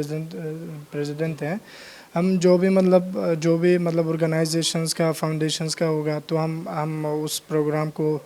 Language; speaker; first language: Hindi; non-native, learner; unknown